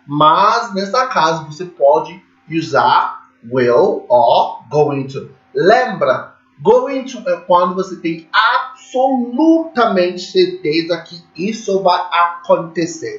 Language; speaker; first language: Portuguese; non-native, fluent; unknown